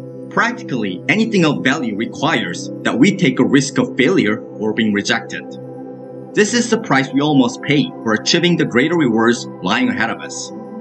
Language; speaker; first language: English; non-native, fluent; Korean